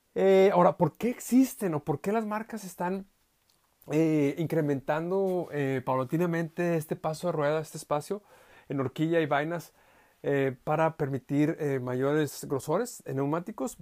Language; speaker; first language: Spanish; native; Spanish